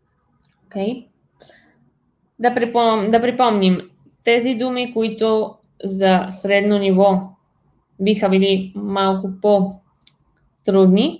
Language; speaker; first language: Bulgarian; non-native, fluent; Spanish